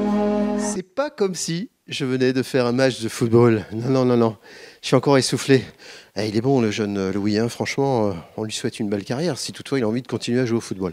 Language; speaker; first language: French; native; French